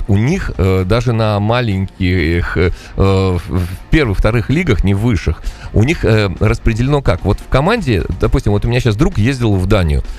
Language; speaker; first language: Russian; native; Russian